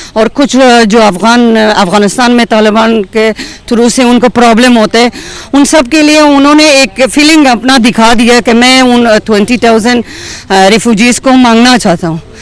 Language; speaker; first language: Hindi; non-native, fluent; Persian